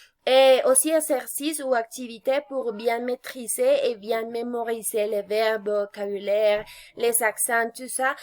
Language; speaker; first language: French; non-native, fluent; Spanish